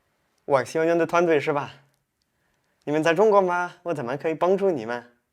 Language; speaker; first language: Chinese; non-native, fluent; French